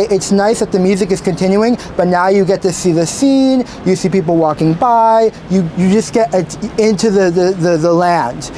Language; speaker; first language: English; native; English